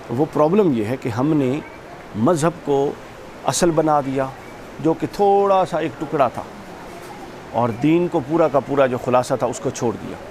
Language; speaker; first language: Urdu; non-native, local second language; Punjabi